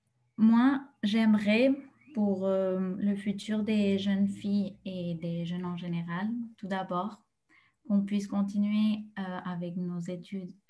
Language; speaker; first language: French; non-native, fluent; Spanish